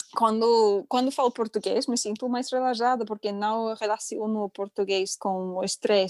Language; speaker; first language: Portuguese; non-native, fluent; English